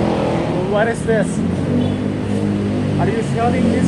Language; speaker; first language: English; non-native, learner; Mongolian